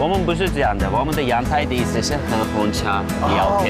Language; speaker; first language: Chinese; non-native, fluent; Turkish